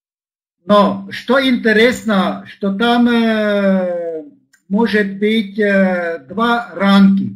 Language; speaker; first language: Polish; non-native, learner; Slovak